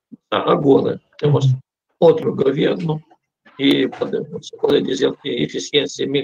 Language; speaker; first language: Portuguese; non-native, fluent; Russian